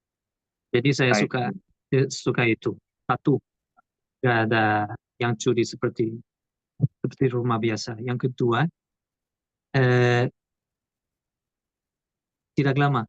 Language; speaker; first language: Indonesian; non-native, learner; Portuguese